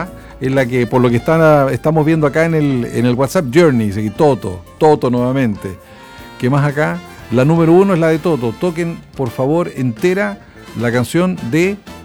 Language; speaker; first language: Spanish; native; Spanish